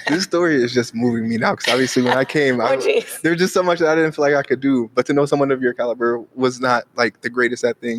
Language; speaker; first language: English; native; English